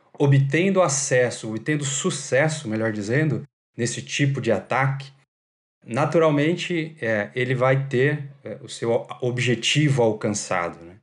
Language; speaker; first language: Portuguese; native; Portuguese